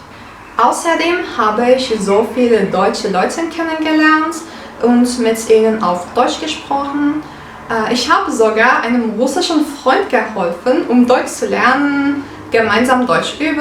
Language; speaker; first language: German; non-native, fluent; Turkish